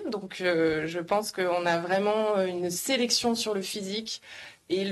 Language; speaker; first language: French; native; French